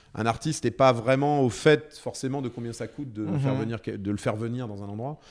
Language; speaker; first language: French; native; French